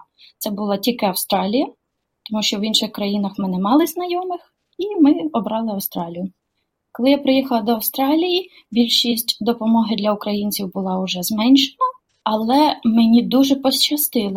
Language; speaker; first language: Ukrainian; native; Ukrainian